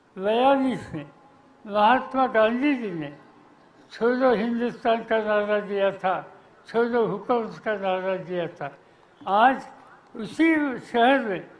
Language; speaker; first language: Hindi; non-native, local second language; Marathi